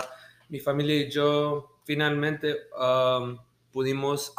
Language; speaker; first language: Spanish; early bilingual, heritage; Spanish